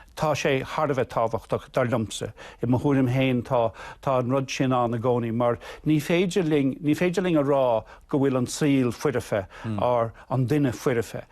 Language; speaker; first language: Irish; non-native, local second language; English